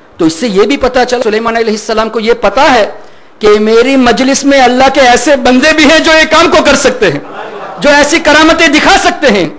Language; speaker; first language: Urdu; non-native, fluent; Memoni